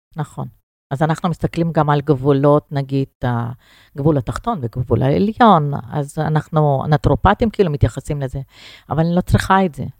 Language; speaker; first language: Hebrew; non-native, fluent; Russian